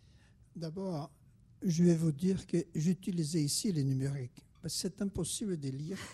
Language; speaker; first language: French; non-native, fluent; Portuguese